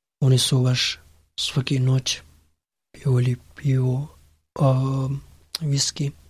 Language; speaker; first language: Serbian; non-native, learner; Pashto